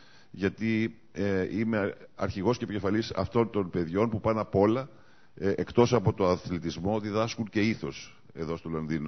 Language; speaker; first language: Greek; native; Greek